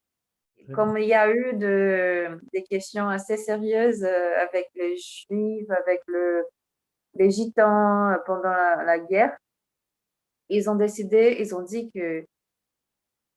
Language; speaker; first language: French; non-native, fluent; Portuguese